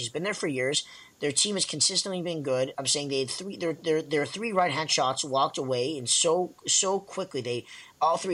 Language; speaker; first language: English; native; English